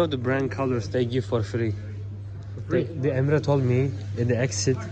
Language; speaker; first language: English; non-native, learner; Turkish